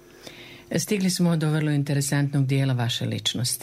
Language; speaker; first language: Serbian; native; Serbian